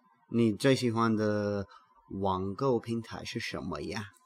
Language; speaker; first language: Chinese; non-native, learner; English